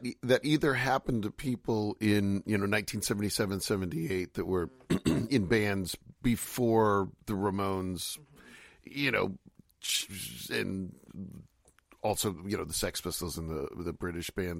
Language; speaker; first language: English; native; English